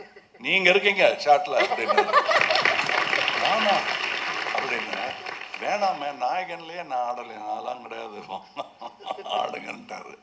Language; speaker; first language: Tamil; native; Tamil